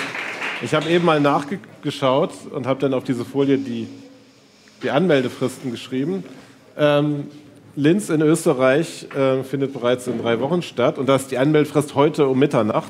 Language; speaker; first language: German; native; German